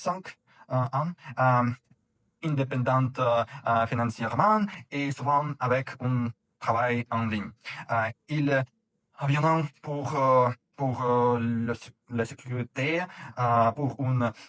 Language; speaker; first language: French; non-native, fluent; Russian